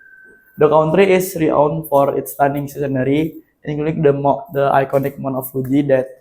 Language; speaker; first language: English; non-native, learner; Indonesian